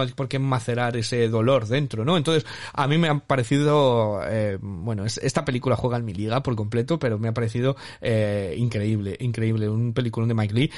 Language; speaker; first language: Spanish; native; Spanish